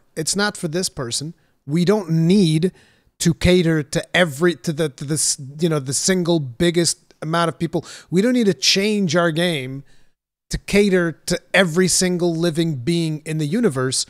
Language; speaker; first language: English; native; English